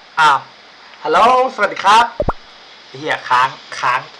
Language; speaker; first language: Thai; native; Thai